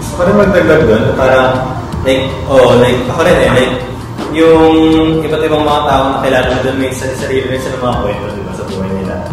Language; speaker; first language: Filipino; native; Filipino